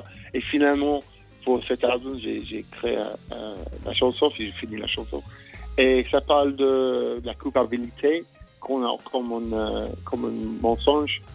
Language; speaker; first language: French; non-native, fluent; English